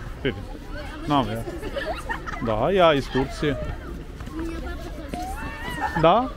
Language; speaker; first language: Russian; non-native, learner; Turkish